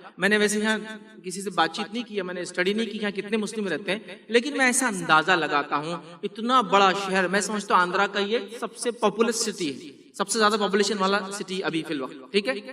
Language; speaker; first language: Urdu; native; Urdu